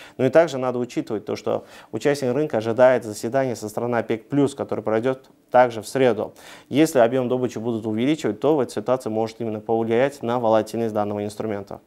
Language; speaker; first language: Russian; non-native, local second language; Uzbek